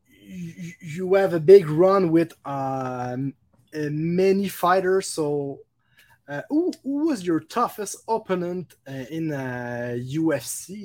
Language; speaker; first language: English; non-native, local second language; French